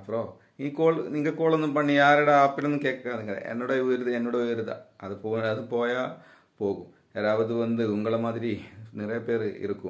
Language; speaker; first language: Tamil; non-native, learner; Malayalam